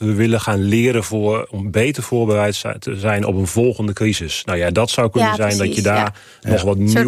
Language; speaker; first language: Dutch; native; Dutch